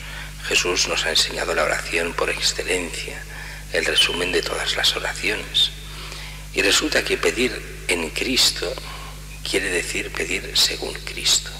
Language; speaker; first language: Spanish; native; Spanish